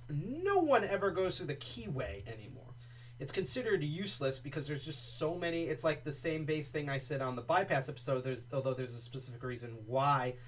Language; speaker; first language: English; native; English